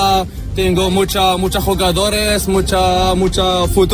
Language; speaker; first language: Spanish; non-native, learner; Arabic